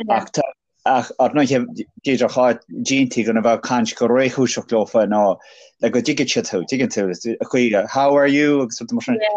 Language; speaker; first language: Irish; native; Irish